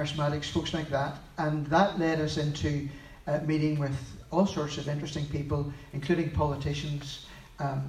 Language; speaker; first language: English; native; English